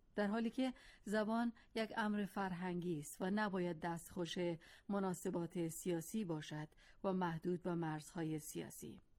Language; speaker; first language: Persian; non-native, local second language; Azerbaijani